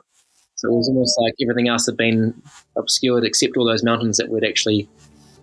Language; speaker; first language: English; native; English